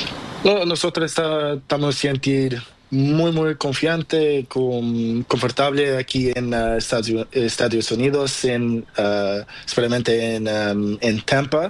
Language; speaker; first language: Spanish; non-native, learner; Portuguese